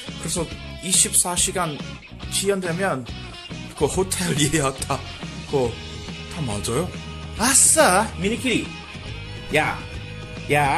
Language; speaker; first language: Korean; non-native, learner; English